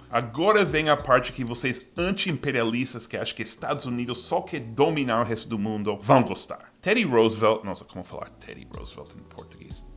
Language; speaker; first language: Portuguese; non-native, fluent; English